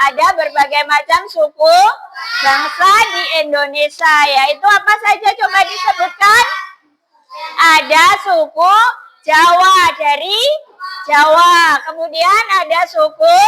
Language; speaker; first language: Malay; non-native, local second language; Javanese